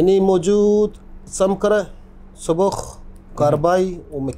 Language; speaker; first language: Arabic; non-native, learner; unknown